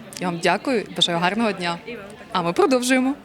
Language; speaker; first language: Ukrainian; native; Ukrainian